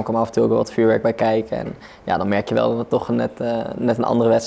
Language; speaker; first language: Dutch; native; Dutch